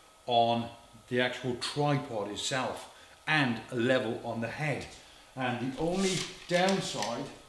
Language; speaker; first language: English; native; English